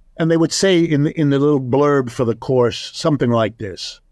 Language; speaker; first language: English; early bilingual, other home language; German